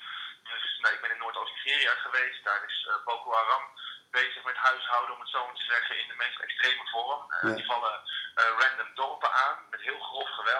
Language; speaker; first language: Dutch; native; Dutch